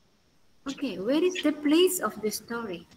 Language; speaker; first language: English; non-native, learner; Indonesian